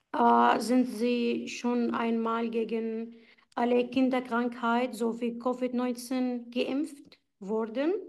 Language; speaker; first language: German; non-native, fluent; Arabic